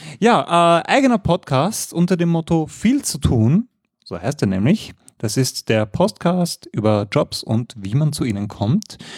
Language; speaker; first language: German; native; German